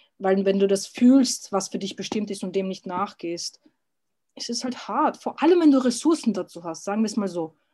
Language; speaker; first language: German; early bilingual, other home language; Serbian